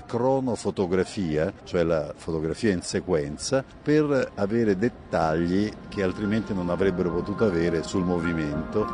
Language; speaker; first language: Italian; native; Italian